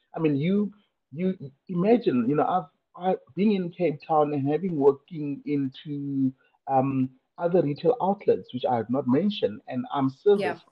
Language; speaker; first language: English; non-native, local second language; Tswana